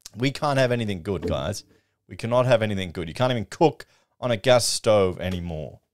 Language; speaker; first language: English; native; English